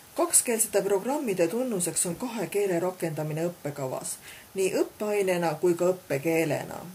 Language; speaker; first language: Estonian; native; Estonian